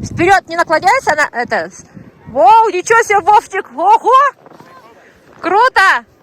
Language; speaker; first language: Russian; native; Russian